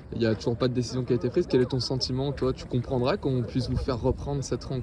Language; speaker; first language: French; native; French